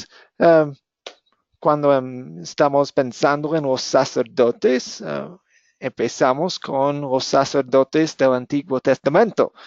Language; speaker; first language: Spanish; non-native, fluent; English